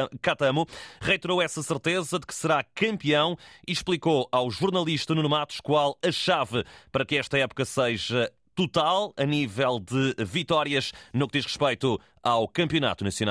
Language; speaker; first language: Portuguese; native; Portuguese